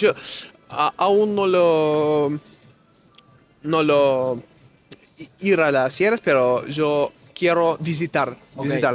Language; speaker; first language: Spanish; non-native, learner; Russian